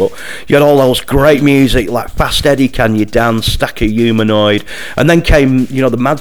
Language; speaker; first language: English; native; English